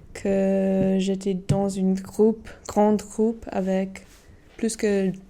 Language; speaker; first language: French; non-native, learner; English